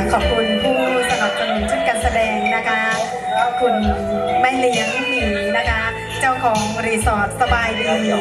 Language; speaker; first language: Thai; non-native, local second language; Hmong